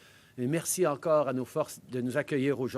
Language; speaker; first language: French; native; French